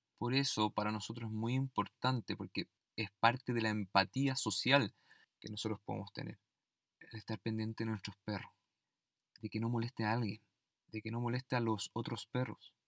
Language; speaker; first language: Spanish; native; Spanish